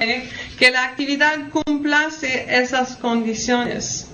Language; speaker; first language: Spanish; non-native, learner; French